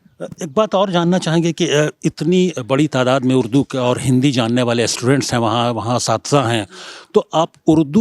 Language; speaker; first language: Hindi; native; Hindi